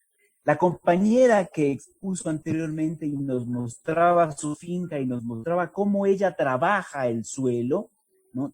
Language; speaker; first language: Spanish; native; Spanish